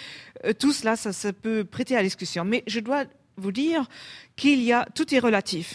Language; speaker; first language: French; non-native, fluent; German